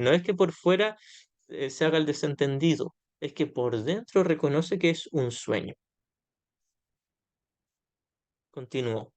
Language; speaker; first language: Spanish; native; Spanish